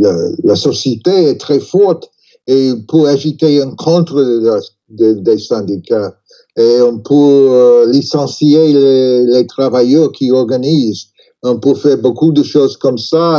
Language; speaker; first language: French; non-native, learner; English